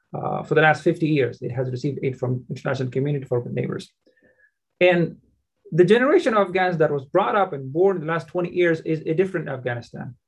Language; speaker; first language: English; non-native, fluent; Persian